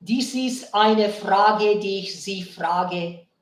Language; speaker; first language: German; non-native, learner; Bangla